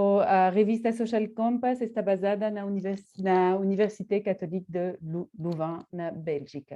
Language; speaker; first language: Portuguese; non-native, fluent; Spanish